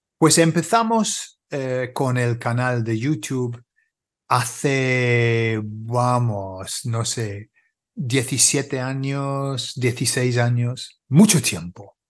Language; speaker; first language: Spanish; non-native, fluent; English